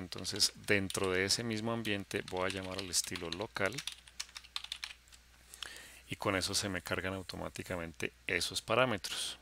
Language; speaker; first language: Spanish; native; Spanish